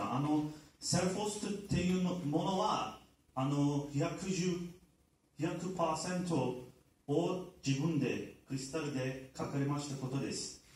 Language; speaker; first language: Japanese; non-native, learner; Turkish